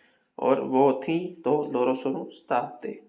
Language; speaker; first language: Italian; non-native, fluent; Urdu